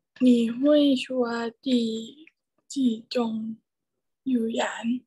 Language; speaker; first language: Chinese; non-native, learner; Thai